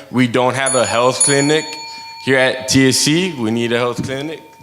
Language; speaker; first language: English; early bilingual, other home language; Spanish